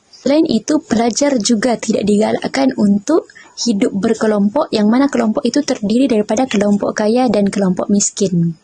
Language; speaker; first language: Malay; native; Malay